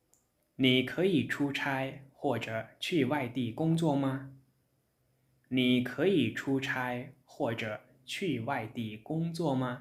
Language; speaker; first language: Chinese; non-native, fluent; Lao